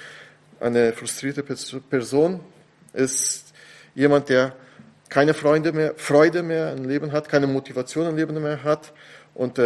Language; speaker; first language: German; non-native, fluent; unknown